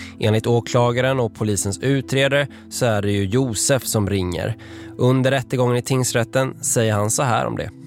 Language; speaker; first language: Swedish; native; Swedish